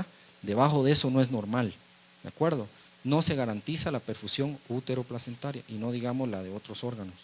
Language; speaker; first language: Spanish; native; Spanish